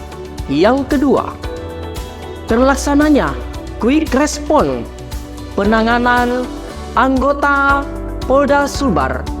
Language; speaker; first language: Indonesian; native; Indonesian